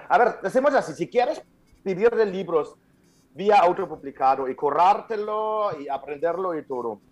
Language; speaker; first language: Spanish; non-native, fluent; German